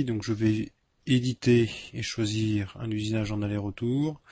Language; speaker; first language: French; native; French